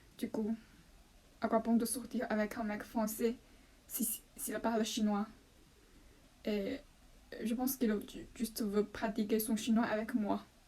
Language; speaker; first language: French; non-native, fluent; Chinese